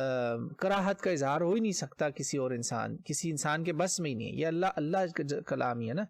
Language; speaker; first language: Urdu; native; Urdu